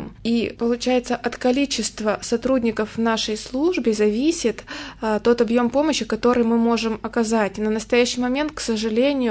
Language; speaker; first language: Russian; native; Russian